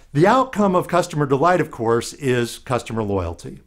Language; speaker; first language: English; native; English